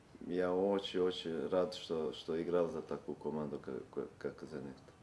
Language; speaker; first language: Russian; non-native, learner; Serbian